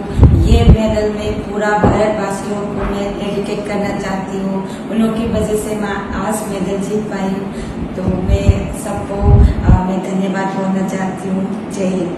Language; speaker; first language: Hindi; non-native, local second language; Manipuri